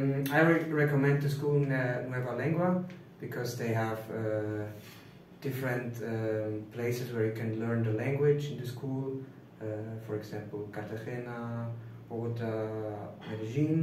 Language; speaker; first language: English; non-native, fluent; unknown